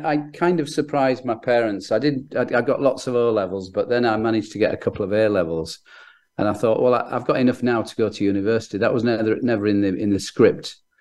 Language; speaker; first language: English; native; English